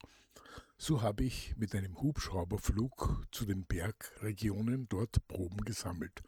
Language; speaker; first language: German; native; German